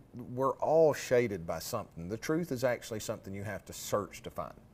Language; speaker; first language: English; native; English